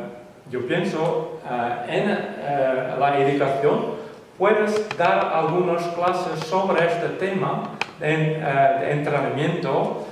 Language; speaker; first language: Spanish; non-native, fluent; Western Frisian